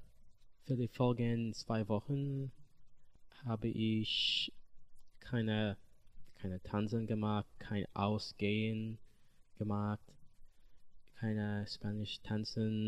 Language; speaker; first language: German; non-native, learner; English